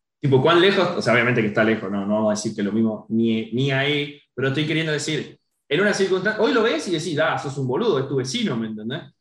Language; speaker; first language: Spanish; native; Spanish